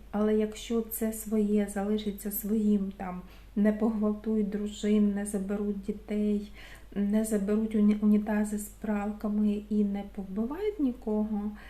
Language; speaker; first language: Ukrainian; non-native, local second language; Russian